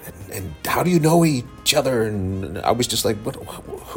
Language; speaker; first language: English; native; English